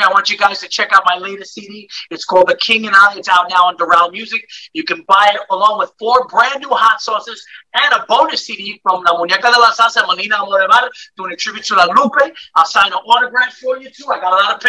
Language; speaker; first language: English; native; English